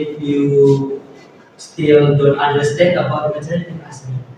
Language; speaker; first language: English; non-native, learner; Indonesian